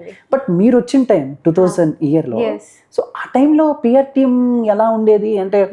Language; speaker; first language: Telugu; native; Telugu